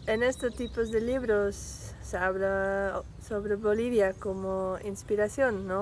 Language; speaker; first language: Spanish; non-native, learner; Dutch